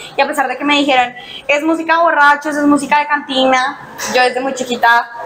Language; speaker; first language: Spanish; native; Spanish